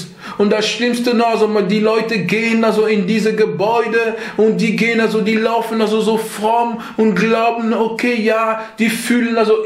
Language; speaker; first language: German; non-native, fluent; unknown